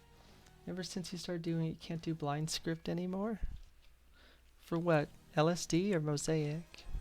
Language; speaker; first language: English; native; English